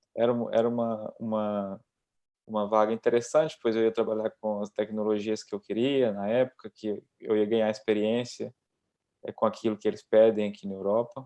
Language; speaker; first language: Portuguese; native; Portuguese